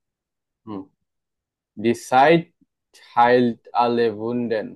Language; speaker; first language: German; non-native, fluent; Bangla